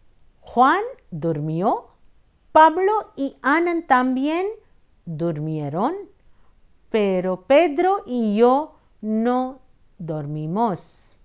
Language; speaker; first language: Spanish; non-native, fluent; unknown